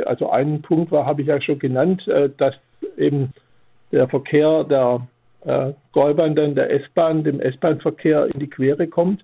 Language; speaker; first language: German; native; German